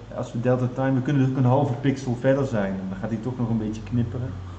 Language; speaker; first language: Dutch; native; Dutch